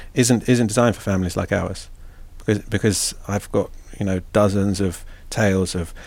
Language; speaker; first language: English; native; English